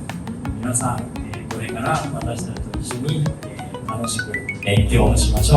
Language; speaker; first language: Japanese; non-native, fluent; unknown